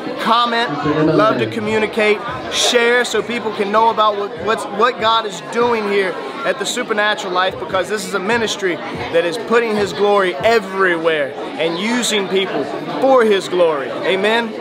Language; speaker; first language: English; native; English